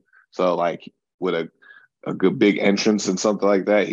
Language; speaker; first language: English; native; English